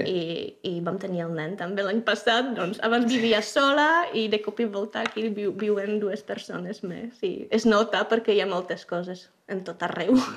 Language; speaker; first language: Catalan; non-native, fluent; Czech